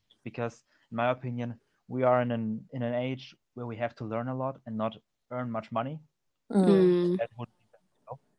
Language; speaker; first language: English; non-native, fluent; German